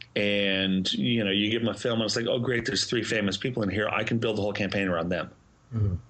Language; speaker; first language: English; native; English